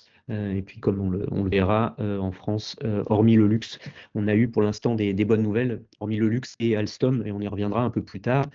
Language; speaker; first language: French; native; French